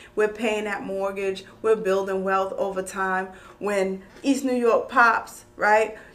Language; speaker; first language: English; native; English